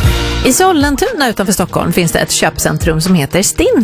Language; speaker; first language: Swedish; native; Swedish